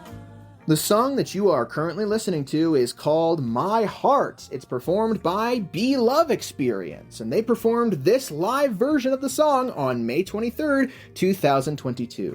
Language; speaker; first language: English; native; English